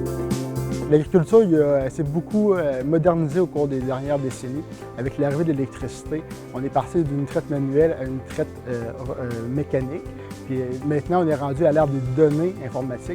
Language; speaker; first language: French; native; French